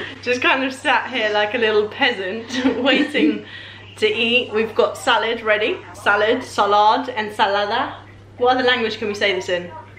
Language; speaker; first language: English; early bilingual, other home language; Spanish